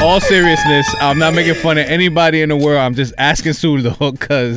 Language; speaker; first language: English; early bilingual, other home language; Spanish